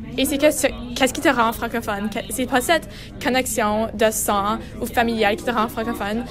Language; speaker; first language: French; non-native, local second language; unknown